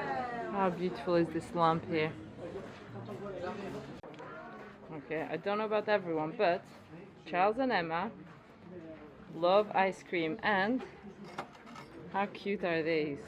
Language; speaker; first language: English; non-native, fluent; French